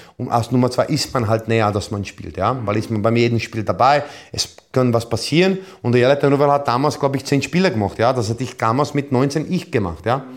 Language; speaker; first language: German; non-native, fluent; Croatian